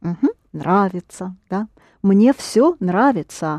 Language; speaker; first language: Russian; non-native, fluent; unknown